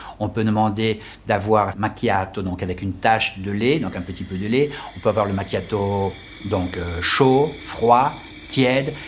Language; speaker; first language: French; native; French